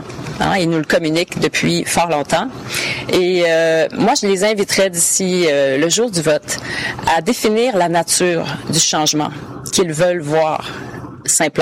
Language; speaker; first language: French; native; French